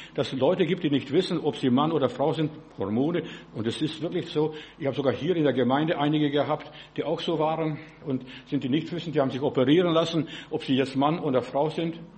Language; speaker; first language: German; non-native, fluent; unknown